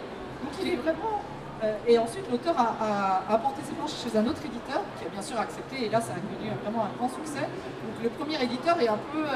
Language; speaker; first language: French; non-native, fluent; Japanese